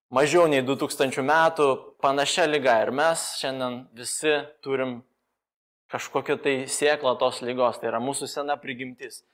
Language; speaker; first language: Lithuanian; non-native, fluent; Romanian